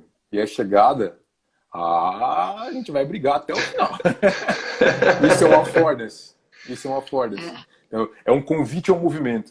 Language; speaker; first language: Portuguese; native; Portuguese